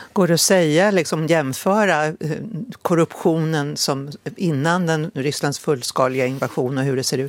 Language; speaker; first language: Swedish; native; Swedish